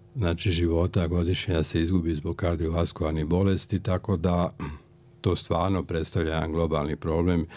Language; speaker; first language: Croatian; native; Croatian